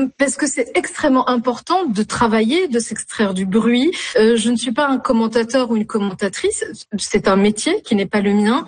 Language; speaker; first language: French; non-native, local second language; Arabic